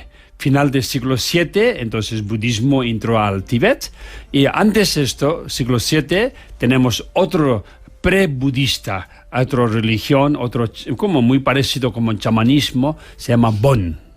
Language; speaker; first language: Spanish; non-native, learner; Tibetan